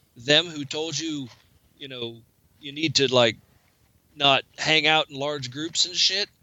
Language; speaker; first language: English; native; English